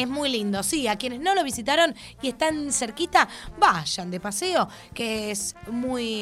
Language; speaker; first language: Spanish; native; Spanish